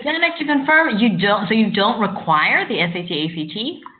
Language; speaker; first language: English; native; English